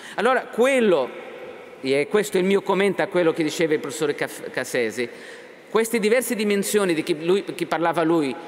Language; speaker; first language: Italian; non-native, fluent; Portuguese